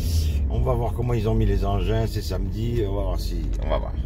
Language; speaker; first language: French; native; French